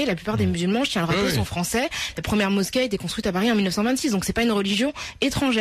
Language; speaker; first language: French; native; French